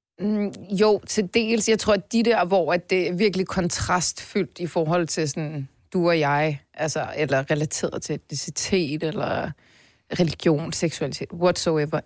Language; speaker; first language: Danish; early bilingual, other home language; Turkish